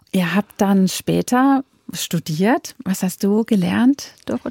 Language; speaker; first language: German; native; German